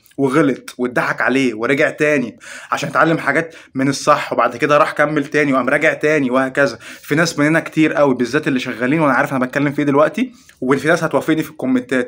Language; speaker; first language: Arabic; native; Arabic